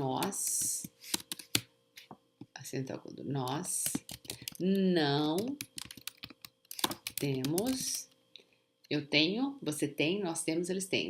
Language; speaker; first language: Portuguese; non-native, fluent; English